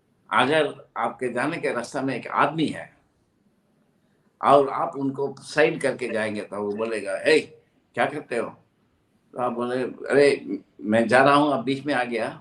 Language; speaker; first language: Hindi; non-native, local second language; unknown